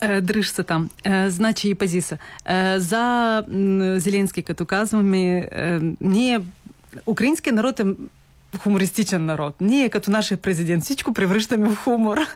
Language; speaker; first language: Bulgarian; early bilingual, heritage; Bulgarian